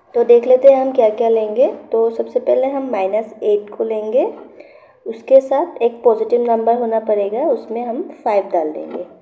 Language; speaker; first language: Hindi; non-native, local second language; Assamese